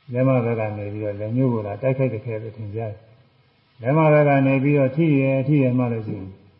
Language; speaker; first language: Burmese; native; Burmese